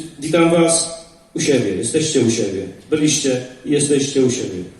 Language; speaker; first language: Polish; native; Polish